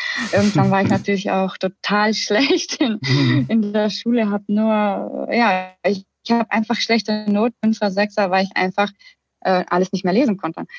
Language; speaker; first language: German; early bilingual, other home language; Russian